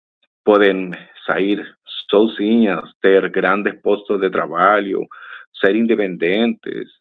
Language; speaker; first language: Portuguese; non-native, fluent; Spanish